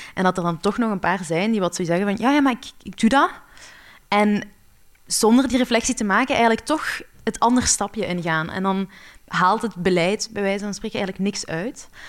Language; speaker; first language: Dutch; early bilingual, other home language; Arabic